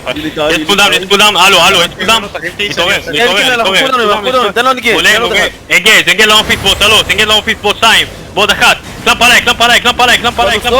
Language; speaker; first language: Hebrew; native; Hebrew